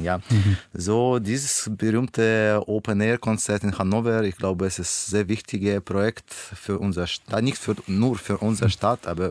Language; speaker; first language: German; non-native, learner; Russian